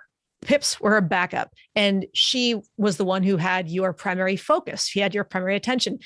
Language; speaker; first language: English; native; English